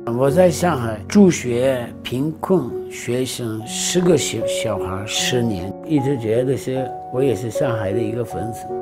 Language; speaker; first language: Chinese; non-native, fluent; Turkish